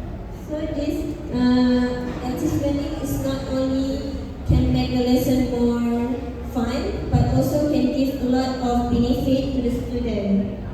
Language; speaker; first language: English; non-native, learner; Malay